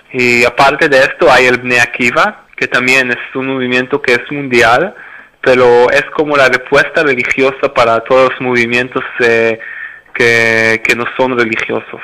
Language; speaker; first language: Spanish; non-native, fluent; Hebrew